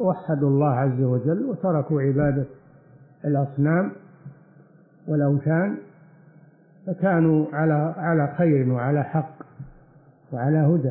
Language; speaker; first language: Arabic; native; Arabic